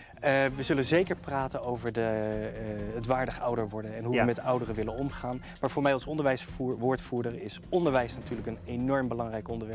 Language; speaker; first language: Dutch; native; Dutch